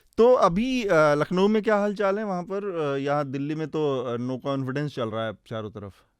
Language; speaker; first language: Hindi; native; Hindi